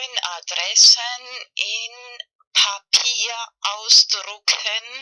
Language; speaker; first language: German; non-native, fluent; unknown